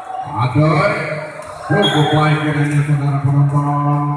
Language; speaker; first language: Indonesian; non-native, local second language; Achinese